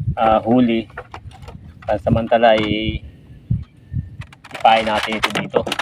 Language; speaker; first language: Filipino; non-native, local second language; Bikol